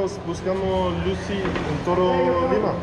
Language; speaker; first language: Spanish; non-native, learner; English